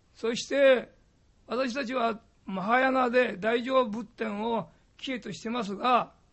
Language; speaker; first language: Japanese; native; Japanese